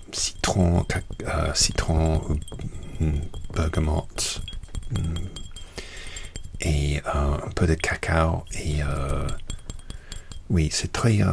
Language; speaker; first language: French; non-native, learner; English